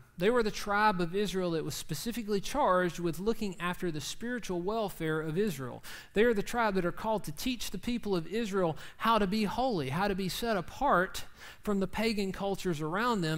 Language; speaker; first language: English; native; English